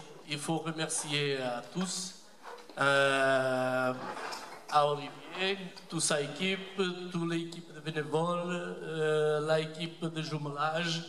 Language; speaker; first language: French; non-native, learner; Portuguese